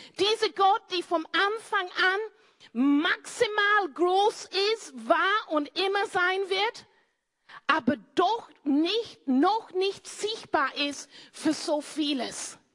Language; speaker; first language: German; non-native, fluent; English